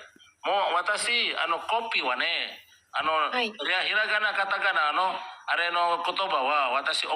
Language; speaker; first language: Japanese; non-native, learner; Indonesian